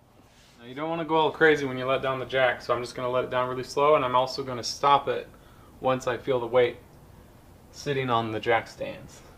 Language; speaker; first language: English; native; English